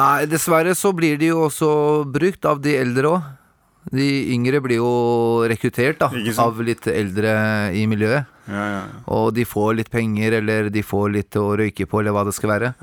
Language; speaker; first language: Norwegian; native; Norwegian